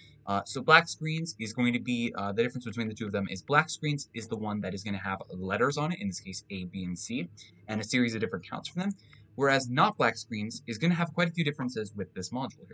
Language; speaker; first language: English; native; English